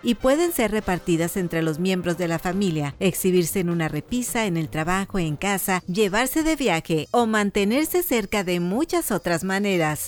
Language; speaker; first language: Spanish; native; Spanish